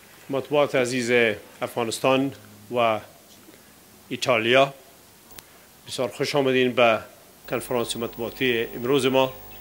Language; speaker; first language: Persian; non-native, local second language; Pashto